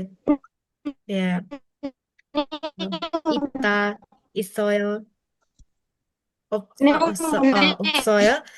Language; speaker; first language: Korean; non-native, fluent; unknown